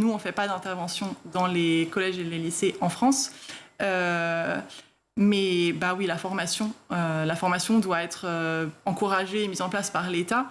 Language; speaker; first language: French; native; French